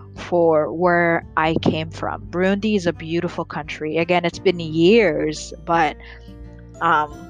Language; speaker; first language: English; early bilingual, other home language; Rundi